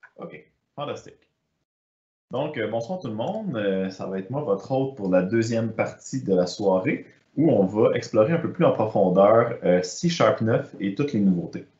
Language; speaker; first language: French; native; French